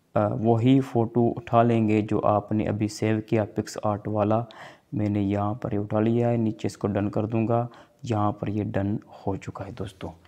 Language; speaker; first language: Urdu; non-native, local second language; Sindhi